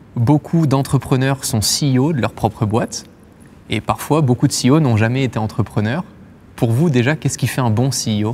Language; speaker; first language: French; native; French